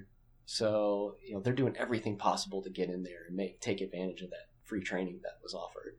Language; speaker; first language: English; native; English